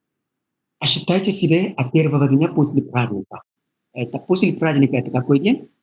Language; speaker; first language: Russian; non-native, learner; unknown